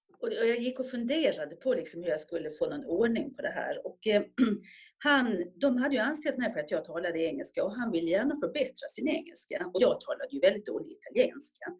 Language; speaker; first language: Swedish; native; Swedish